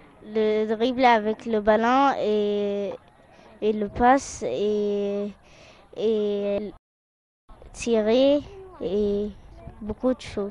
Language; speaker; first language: French; non-native, fluent; Arabic